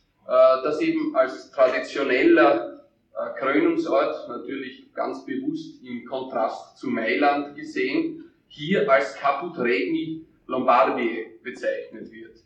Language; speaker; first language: German; native; German